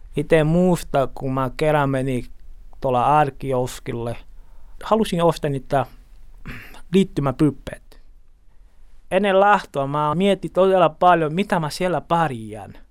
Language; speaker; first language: Finnish; non-native, learner; Portuguese